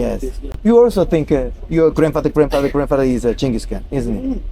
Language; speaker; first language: English; non-native, learner; Korean